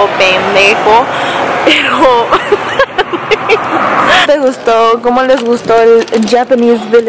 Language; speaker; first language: Spanish; early bilingual, heritage; Spanish